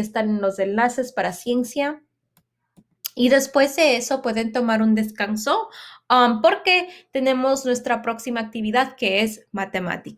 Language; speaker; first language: Spanish; early bilingual, heritage; Spanish